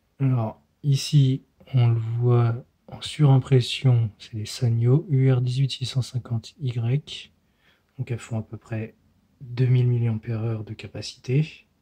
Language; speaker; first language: French; native; French